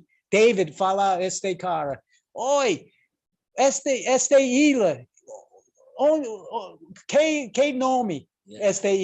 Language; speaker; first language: Portuguese; non-native, learner; English